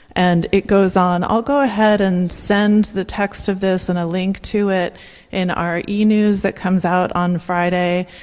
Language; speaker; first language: English; native; English